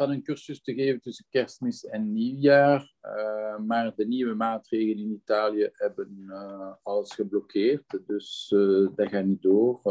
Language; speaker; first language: Dutch; non-native, local second language; French